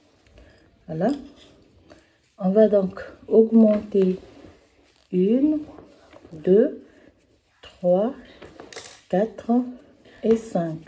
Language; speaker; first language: French; native; French